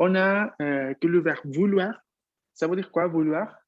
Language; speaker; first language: French; non-native, fluent; Spanish